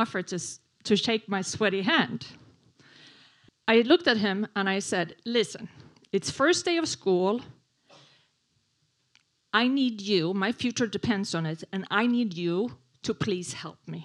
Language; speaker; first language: English; non-native, fluent; Swedish